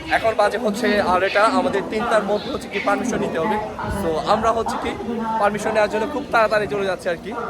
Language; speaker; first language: Bangla; native; Bangla